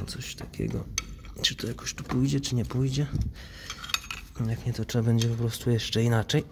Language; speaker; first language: Polish; native; Polish